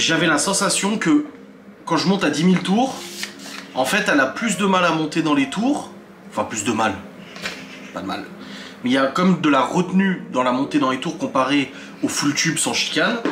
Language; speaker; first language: French; native; French